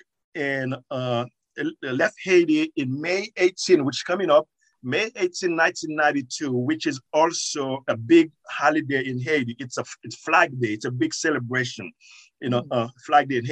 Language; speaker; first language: English; non-native, fluent; Haitian Creole